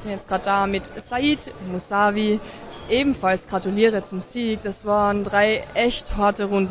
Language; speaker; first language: German; native; German